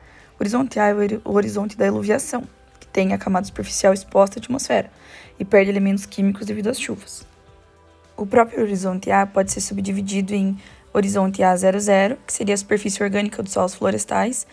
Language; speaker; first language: Portuguese; native; Portuguese